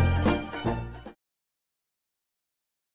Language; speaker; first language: Japanese; native; Japanese